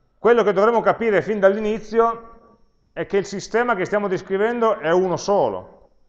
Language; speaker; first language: Italian; native; Italian